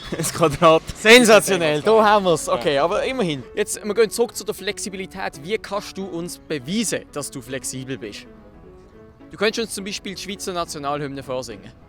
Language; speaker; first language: German; native; German